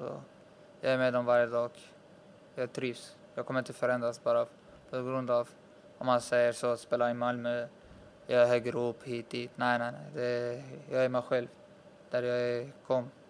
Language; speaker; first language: Swedish; early bilingual, other home language; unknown